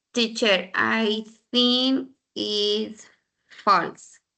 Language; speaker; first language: English; non-native, learner; Spanish